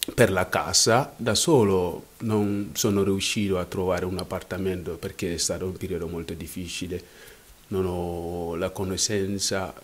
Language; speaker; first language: Italian; non-native, fluent; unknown